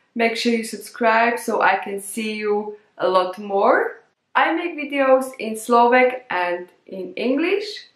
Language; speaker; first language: English; non-native, fluent; Slovak